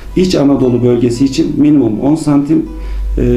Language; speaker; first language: Turkish; native; Turkish